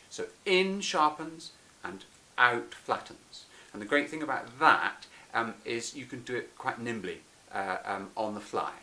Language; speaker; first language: English; native; English